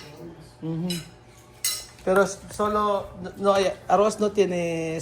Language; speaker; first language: Spanish; non-native, learner; Filipino